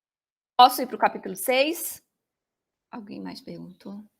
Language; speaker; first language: Portuguese; native; Portuguese